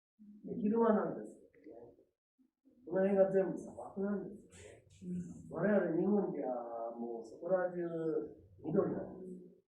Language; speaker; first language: Japanese; native; Japanese